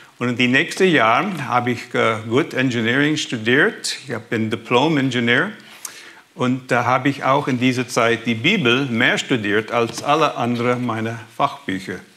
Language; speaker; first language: German; early bilingual, heritage; German